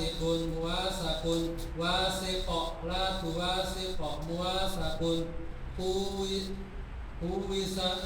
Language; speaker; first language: Arabic; non-native, learner; Indonesian